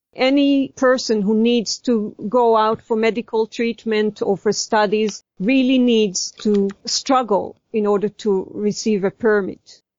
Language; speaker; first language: English; non-native, fluent; Hebrew